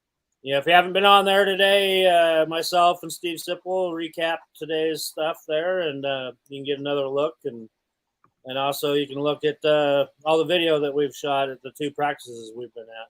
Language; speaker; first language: English; native; English